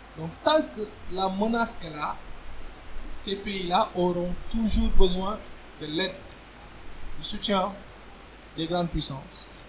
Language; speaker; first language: French; non-native, local second language; Wolof